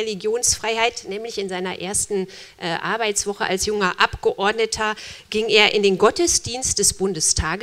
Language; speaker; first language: German; native; German